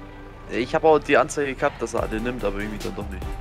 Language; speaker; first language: German; native; German